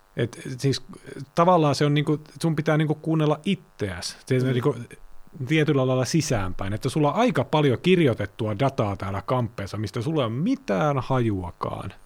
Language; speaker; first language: Finnish; native; Finnish